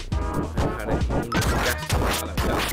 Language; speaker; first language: Spanish; native; Spanish